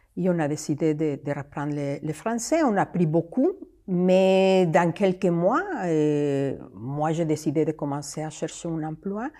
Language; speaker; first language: French; non-native, fluent; Spanish